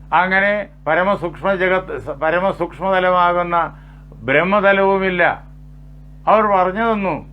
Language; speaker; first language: Malayalam; native; Malayalam